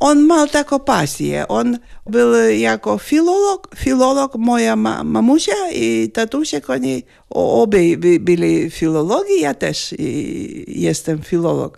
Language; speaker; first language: Polish; non-native, fluent; Lithuanian